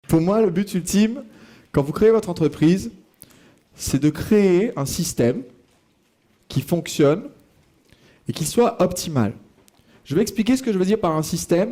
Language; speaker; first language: French; native; French